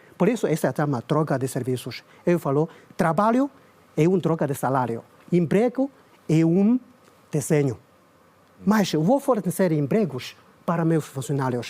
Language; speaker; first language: Portuguese; non-native, learner; Chinese